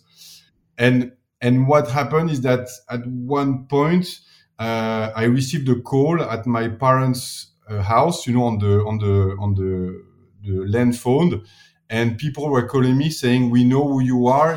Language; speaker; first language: English; non-native, fluent; French